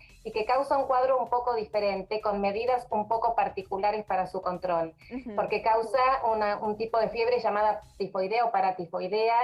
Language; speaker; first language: Spanish; native; Spanish